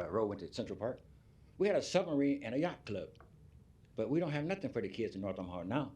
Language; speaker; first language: English; native; English